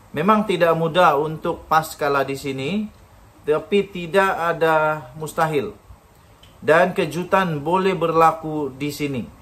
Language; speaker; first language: Malay; native; Malay